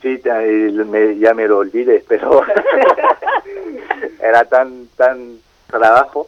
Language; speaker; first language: Spanish; non-native, fluent; French